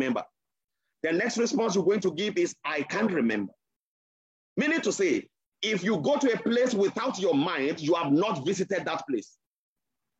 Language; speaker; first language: English; non-native, local second language; Yoruba